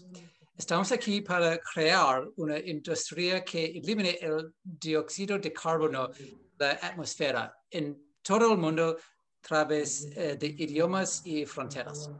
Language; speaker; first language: Spanish; non-native, learner; English